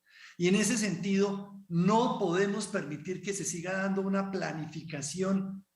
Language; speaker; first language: Spanish; native; Spanish